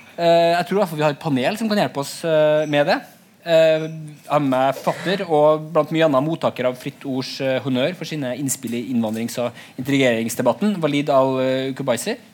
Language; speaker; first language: Norwegian; native; Norwegian